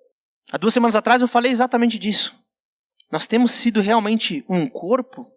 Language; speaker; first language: Portuguese; native; Portuguese